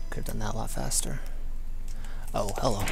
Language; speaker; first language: English; native; English